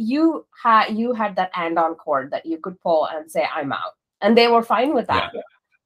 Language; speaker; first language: English; non-native, local second language; Kannada